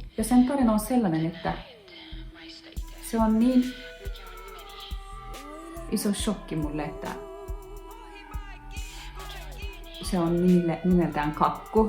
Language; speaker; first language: Finnish; non-native, fluent; Turkish